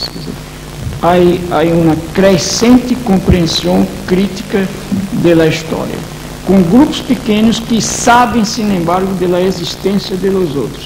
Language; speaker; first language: Spanish; non-native, fluent; Portuguese